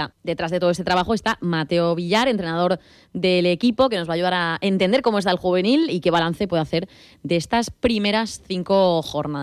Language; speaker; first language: Spanish; native; Spanish